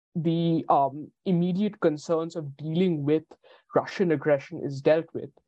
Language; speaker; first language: English; non-native, local second language; Bangla